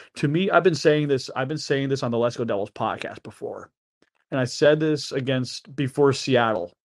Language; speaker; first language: English; native; English